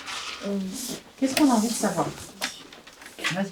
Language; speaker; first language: French; native; French